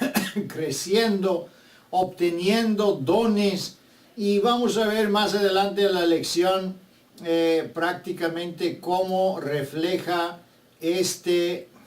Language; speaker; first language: Spanish; non-native, fluent; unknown